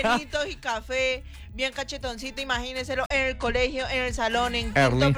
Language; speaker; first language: Spanish; native; Spanish